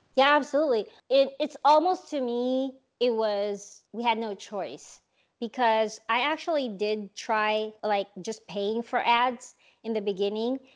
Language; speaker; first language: English; non-native, local second language; Filipino